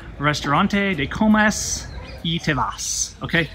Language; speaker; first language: Spanish; non-native, learner; English